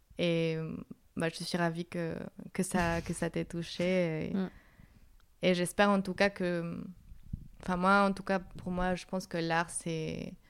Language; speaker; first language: French; non-native, fluent; Spanish